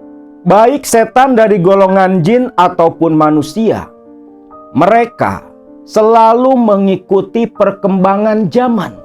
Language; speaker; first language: Indonesian; non-native, local second language; Sundanese